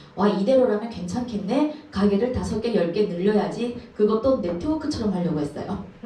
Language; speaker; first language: Korean; early bilingual, heritage; Korean